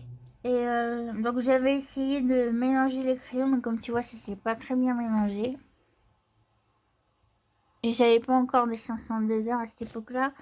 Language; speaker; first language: French; native; French